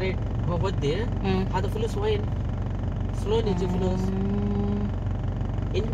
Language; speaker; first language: Arabic; non-native, learner; Hindi